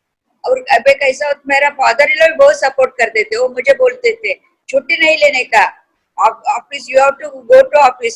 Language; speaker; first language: Hindi; non-native, local second language; Kannada